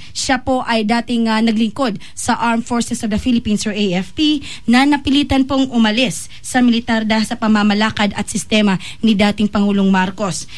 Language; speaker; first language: Filipino; native; Filipino